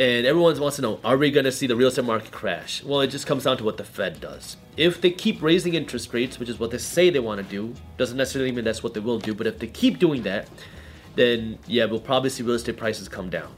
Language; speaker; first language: English; early bilingual, other home language; Punjabi